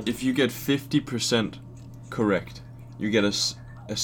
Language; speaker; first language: English; non-native, fluent; Danish